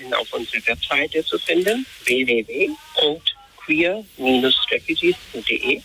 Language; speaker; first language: German; non-native, fluent; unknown